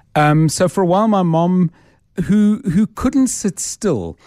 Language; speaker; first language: English; native; English